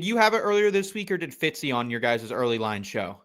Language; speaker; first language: English; native; English